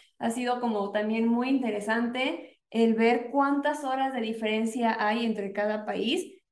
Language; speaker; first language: Spanish; native; Spanish